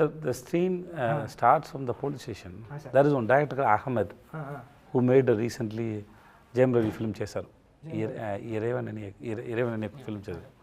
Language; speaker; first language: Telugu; non-native, learner; Tamil